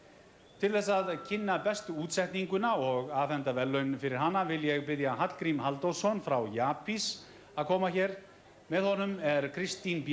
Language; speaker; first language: Icelandic; native; Icelandic